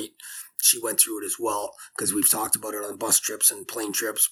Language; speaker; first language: English; native; English